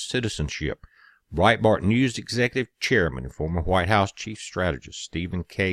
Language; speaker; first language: English; native; English